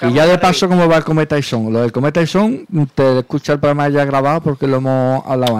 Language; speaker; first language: Spanish; native; Spanish